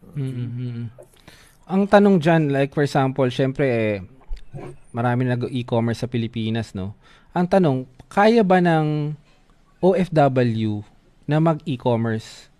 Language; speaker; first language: Filipino; native; Filipino